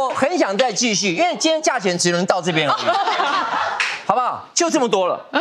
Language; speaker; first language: Chinese; native; Chinese